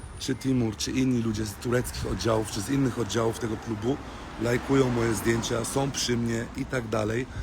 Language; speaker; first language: Polish; early bilingual, heritage; Polish